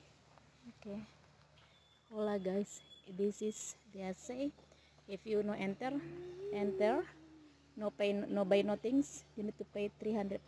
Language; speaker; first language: English; non-native, learner; Indonesian